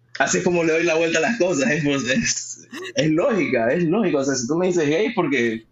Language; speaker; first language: Spanish; early bilingual, heritage; Spanish